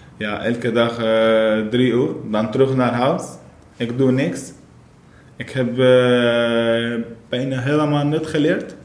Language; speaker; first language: Dutch; non-native, learner; Arabic